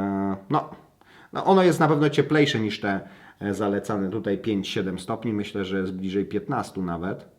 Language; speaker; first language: Polish; native; Polish